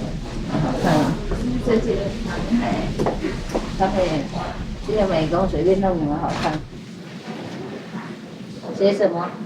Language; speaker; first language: Chinese; non-native, fluent; Vietnamese